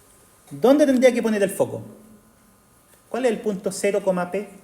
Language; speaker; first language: Spanish; native; Spanish